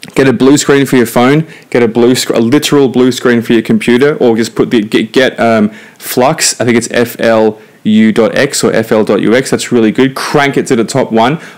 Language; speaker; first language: English; native; English